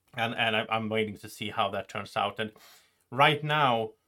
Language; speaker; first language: English; non-native, fluent; Swedish